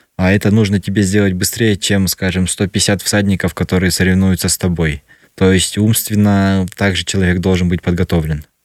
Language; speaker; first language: Russian; native; Russian